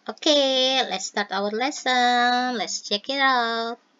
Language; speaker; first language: English; non-native, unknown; Indonesian